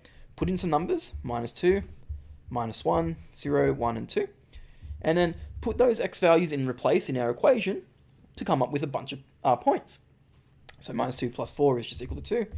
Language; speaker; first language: English; native; English